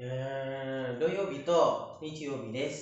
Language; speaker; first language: Japanese; non-native, learner; Indonesian